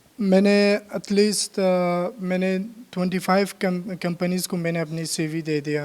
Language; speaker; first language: Hindi; non-native, learner; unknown